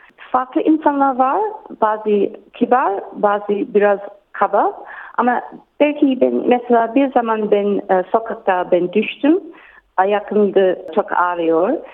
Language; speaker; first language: Turkish; non-native, learner; English